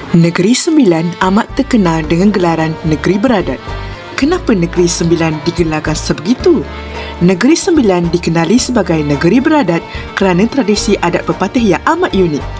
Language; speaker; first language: Malay; native; Malay